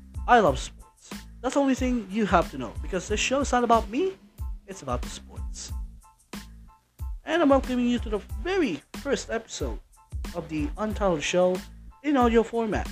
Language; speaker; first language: English; non-native, local second language; Bikol